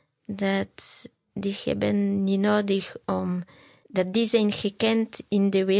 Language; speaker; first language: Dutch; non-native, learner; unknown